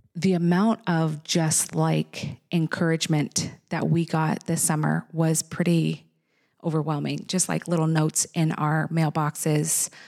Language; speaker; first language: English; native; English